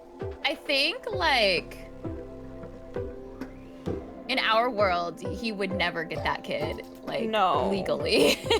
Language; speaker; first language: English; native; English